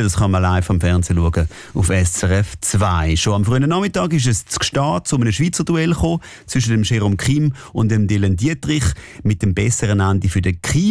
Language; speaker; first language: German; native; German